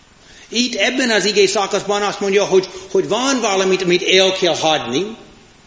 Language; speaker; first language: Hungarian; non-native, fluent; English